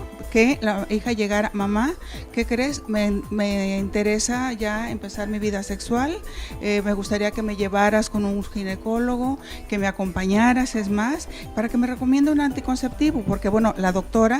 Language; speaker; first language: Spanish; native; Spanish